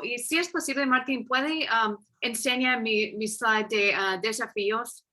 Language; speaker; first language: Spanish; non-native, fluent; English